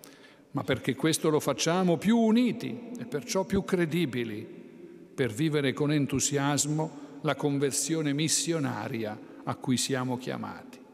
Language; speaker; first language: Italian; native; Italian